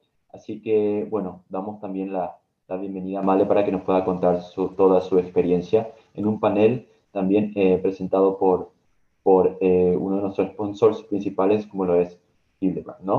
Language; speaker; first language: Spanish; native; Spanish